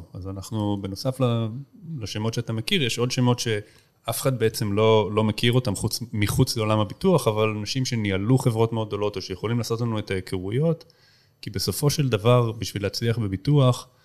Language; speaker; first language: Hebrew; native; Hebrew